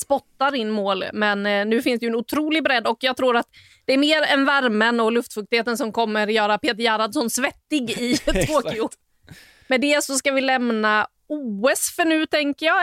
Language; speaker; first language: Swedish; native; Swedish